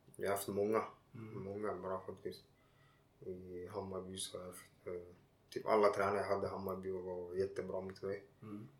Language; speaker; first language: Swedish; early bilingual, other home language; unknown